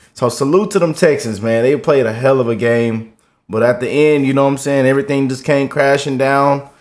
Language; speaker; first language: English; native; English